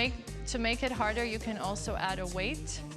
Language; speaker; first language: English; non-native, local second language; Arabic